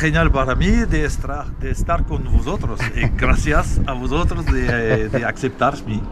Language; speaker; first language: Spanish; non-native, learner; French